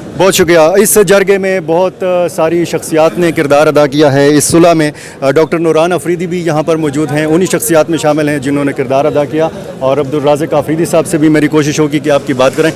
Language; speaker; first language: Urdu; non-native, local second language; Pashto